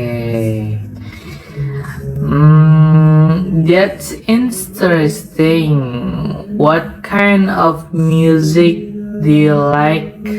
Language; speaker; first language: English; non-native, learner; Indonesian